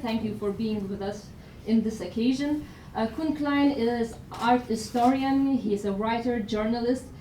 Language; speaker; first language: English; non-native, fluent; Lithuanian